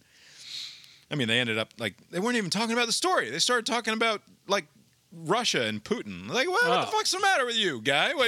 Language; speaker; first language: English; native; English